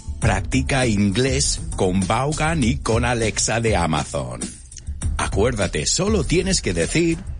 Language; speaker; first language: Spanish; early bilingual, heritage; Spanish